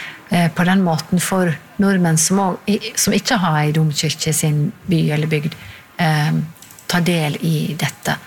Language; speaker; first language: Norwegian; native; Norwegian